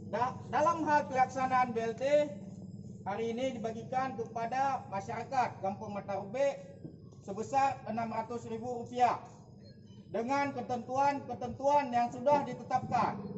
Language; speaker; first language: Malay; non-native, local second language; Achinese